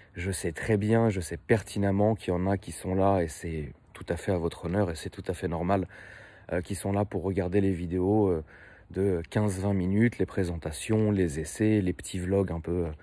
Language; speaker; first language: French; native; French